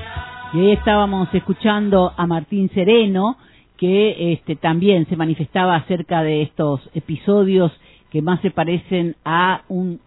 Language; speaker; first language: Spanish; native; Spanish